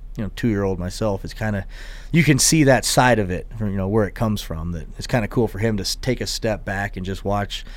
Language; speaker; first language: English; native; English